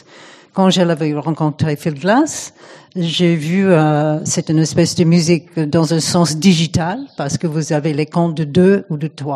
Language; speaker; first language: French; non-native, fluent; English